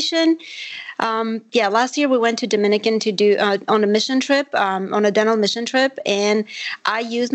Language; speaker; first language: English; non-native, fluent; Armenian